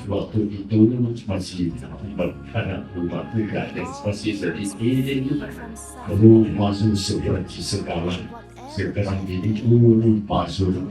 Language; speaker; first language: Indonesian; non-native, learner; Thai